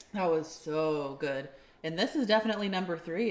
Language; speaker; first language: English; native; English